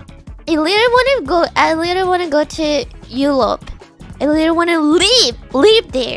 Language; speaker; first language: English; non-native, learner; Japanese